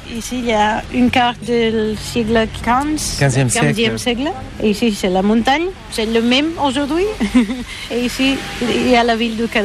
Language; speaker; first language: French; non-native, learner; Catalan